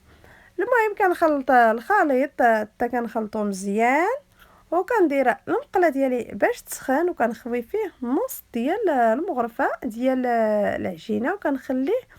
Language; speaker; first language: Arabic; native; Arabic